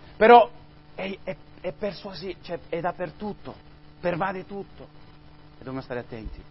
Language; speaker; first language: Italian; non-native, fluent; Spanish